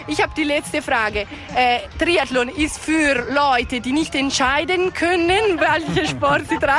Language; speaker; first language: German; non-native, local second language; Italian